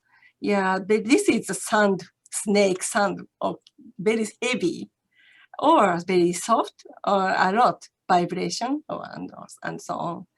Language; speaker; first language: English; non-native, learner; Japanese